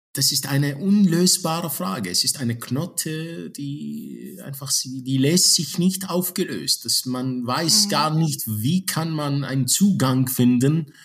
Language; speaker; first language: German; non-native, fluent; Arabic